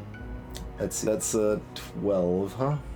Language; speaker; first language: English; native; English